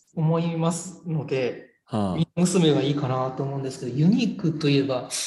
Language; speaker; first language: Japanese; native; Japanese